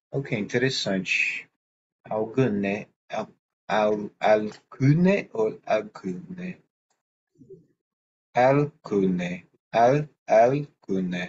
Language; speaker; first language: French; non-native, learner; Portuguese